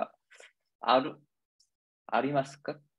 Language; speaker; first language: Japanese; non-native, learner; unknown